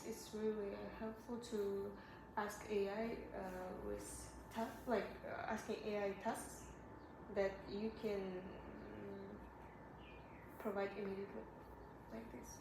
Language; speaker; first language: English; non-native, learner; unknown